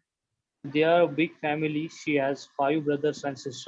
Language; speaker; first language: English; non-native, learner; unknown